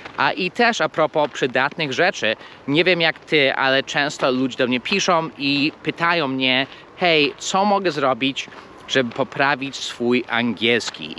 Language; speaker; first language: Polish; non-native, fluent; English